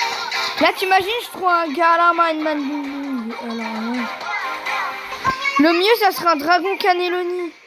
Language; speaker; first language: French; native; French